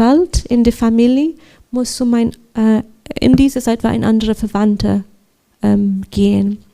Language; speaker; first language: German; non-native, learner; English